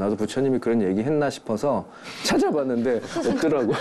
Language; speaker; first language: Korean; native; Korean